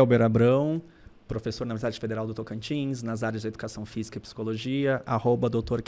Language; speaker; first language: Portuguese; native; Portuguese